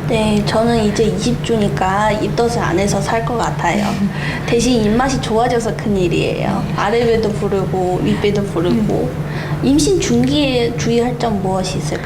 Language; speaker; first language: Korean; non-native, fluent; Chinese